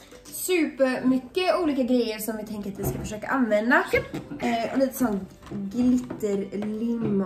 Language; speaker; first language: Swedish; native; Swedish